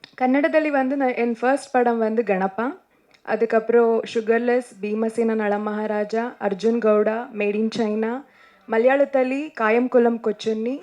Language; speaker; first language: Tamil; non-native, learner; Kannada